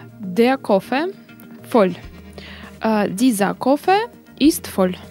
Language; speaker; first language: German; non-native, learner; Russian